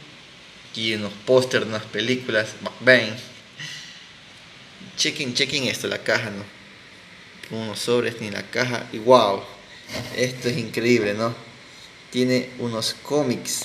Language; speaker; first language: Spanish; native; Spanish